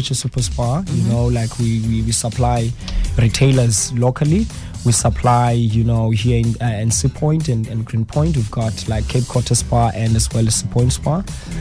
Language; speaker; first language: English; non-native, local second language; Xhosa